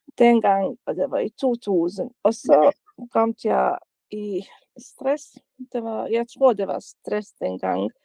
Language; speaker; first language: Danish; non-native, fluent; Bosnian